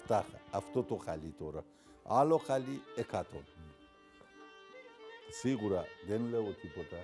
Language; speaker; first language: Greek; non-native, learner; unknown